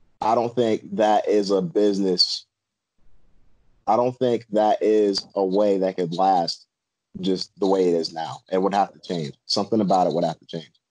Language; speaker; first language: English; native; English